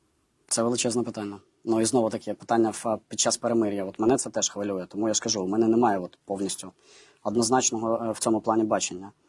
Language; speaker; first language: Ukrainian; native; Ukrainian